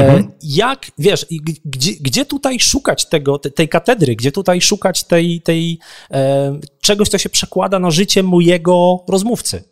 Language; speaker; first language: Polish; native; Polish